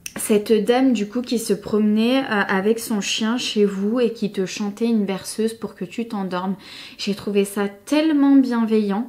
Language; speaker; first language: French; native; French